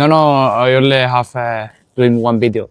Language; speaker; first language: English; non-native, learner; Spanish